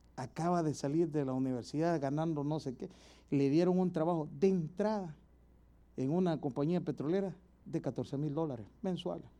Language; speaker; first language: Spanish; native; Spanish